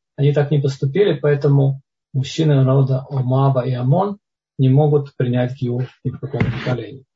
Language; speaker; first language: Russian; native; Russian